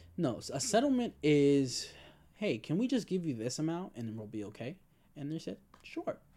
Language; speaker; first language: English; native; English